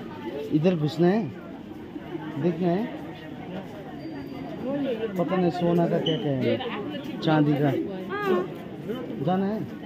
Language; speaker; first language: Hindi; non-native, local second language; Nepali